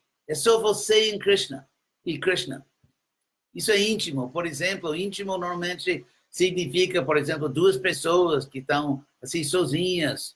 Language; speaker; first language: Portuguese; non-native, fluent; English